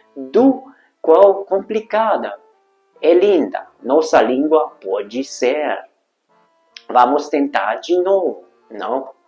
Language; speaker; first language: Portuguese; non-native, fluent; Hungarian